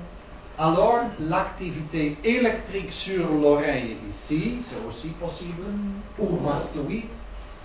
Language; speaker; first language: French; non-native, learner; Dutch